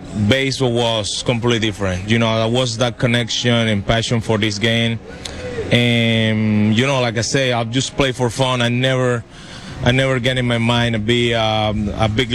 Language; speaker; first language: English; non-native, learner; Spanish